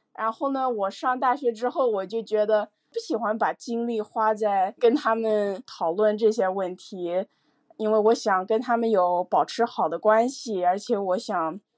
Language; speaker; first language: Chinese; early bilingual, heritage; Chinese